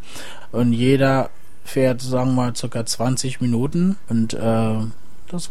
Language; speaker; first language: German; non-native, fluent; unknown